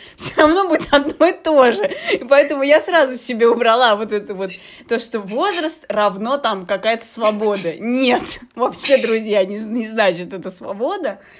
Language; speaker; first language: Russian; early bilingual, heritage; Russian